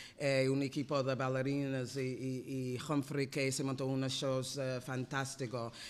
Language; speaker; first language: Spanish; non-native, fluent; English